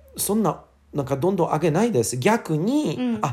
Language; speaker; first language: Japanese; non-native, learner; English